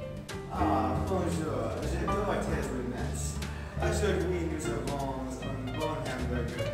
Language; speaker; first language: French; non-native, learner; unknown